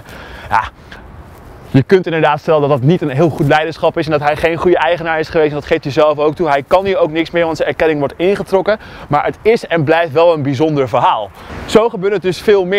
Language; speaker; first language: Dutch; native; Dutch